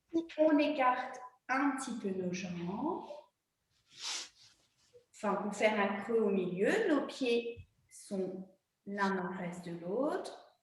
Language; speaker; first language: French; native; French